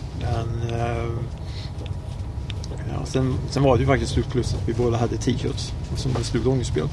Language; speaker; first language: Swedish; native; Swedish